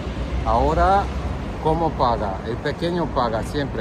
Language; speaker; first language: Spanish; non-native, learner; Italian